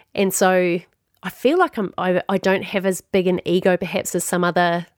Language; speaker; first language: English; native; English